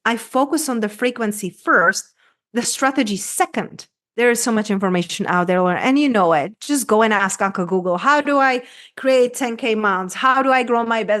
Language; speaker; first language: English; non-native, fluent; Czech